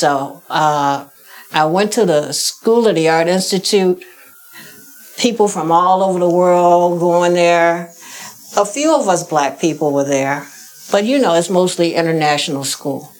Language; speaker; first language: English; native; English